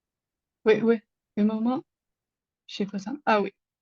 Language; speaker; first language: French; non-native, learner; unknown